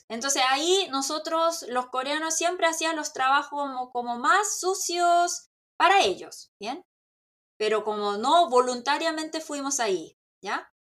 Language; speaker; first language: Spanish; non-native, fluent; Korean